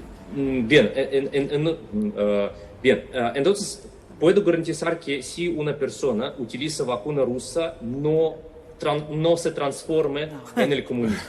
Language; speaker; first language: Spanish; non-native, fluent; Russian